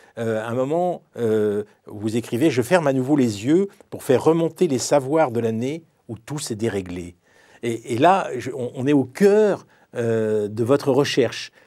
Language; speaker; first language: French; native; French